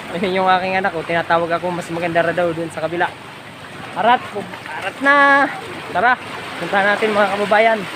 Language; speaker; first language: Filipino; non-native, local second language; Bikol